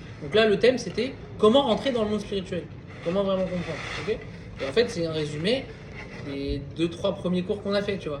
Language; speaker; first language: French; native; French